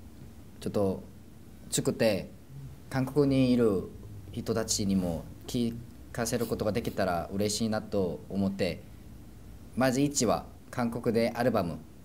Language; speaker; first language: Japanese; non-native, fluent; Korean